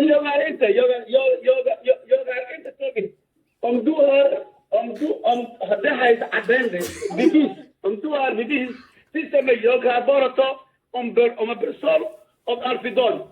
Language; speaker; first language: Swedish; non-native, learner; Somali